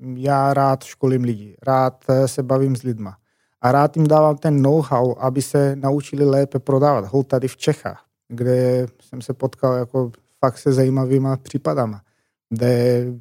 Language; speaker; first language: Czech; non-native, fluent; Macedonian